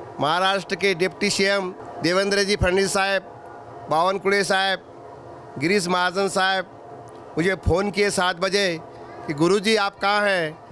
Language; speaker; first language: Hindi; non-native, local second language; Lambadi